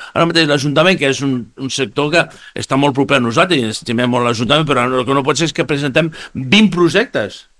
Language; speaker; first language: Catalan; non-native, fluent; Spanish